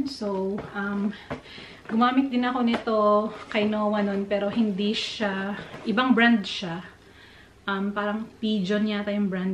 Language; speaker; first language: Filipino; native; Filipino